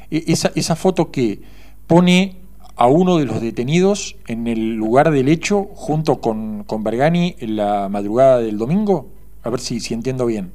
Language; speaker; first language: Spanish; native; Spanish